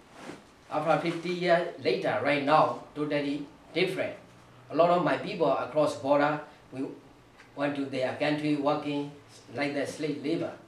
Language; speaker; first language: English; non-native, learner; Burmese